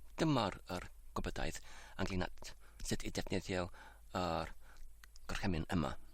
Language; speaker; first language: Welsh; non-native, learner; English